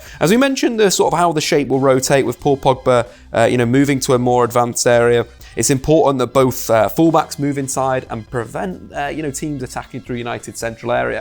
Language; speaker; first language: English; native; English